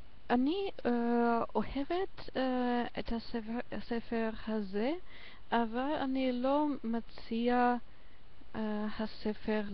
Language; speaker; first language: Hebrew; non-native, learner; German